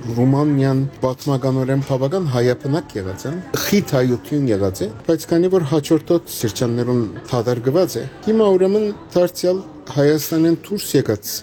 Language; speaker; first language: Armenian; native; Armenian